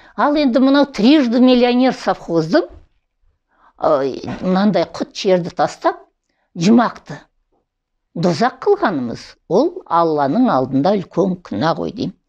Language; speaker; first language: Kazakh; native; Kazakh